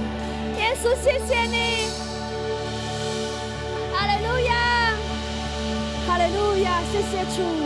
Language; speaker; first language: Chinese; native; Chinese